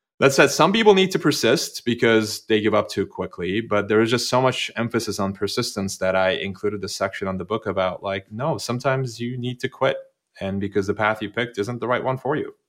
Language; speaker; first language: English; non-native, fluent; Turkish